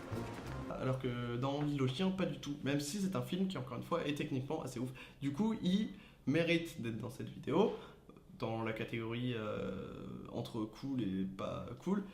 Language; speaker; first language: French; native; French